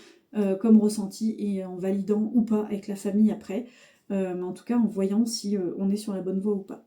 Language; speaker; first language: French; native; French